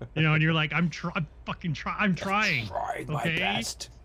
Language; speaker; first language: English; native; English